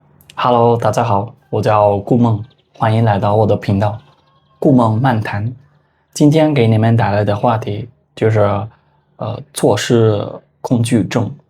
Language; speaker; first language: Chinese; non-native, fluent; Spanish